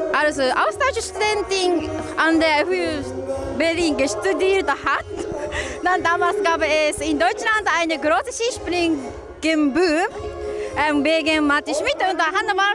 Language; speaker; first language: German; non-native, learner; Japanese